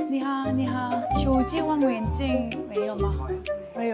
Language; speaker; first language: Chinese; non-native, learner; Korean